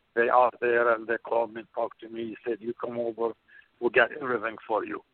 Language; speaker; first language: English; non-native, fluent; Arabic